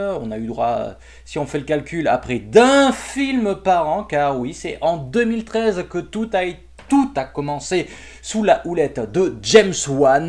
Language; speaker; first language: French; native; French